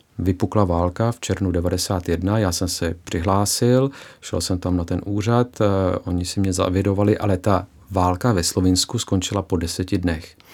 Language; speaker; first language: Czech; early bilingual, heritage; Czech